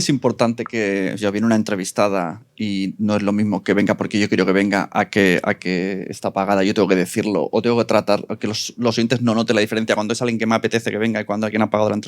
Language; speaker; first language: Spanish; native; Spanish